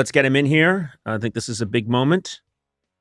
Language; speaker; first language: English; native; English